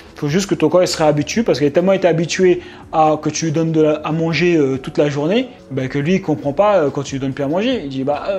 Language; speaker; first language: French; native; French